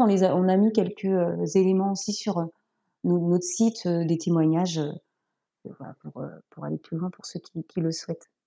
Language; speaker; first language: French; native; French